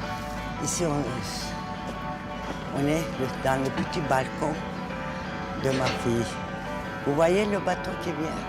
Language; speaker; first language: French; non-native, fluent; Turkish